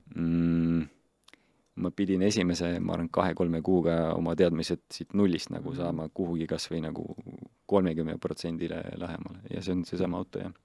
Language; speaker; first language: Estonian; non-native, local second language; Russian